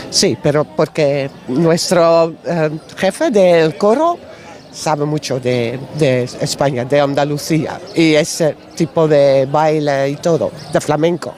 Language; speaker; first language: Spanish; non-native, learner; Dutch